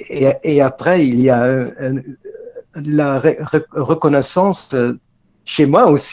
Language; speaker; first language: French; non-native, fluent; Dutch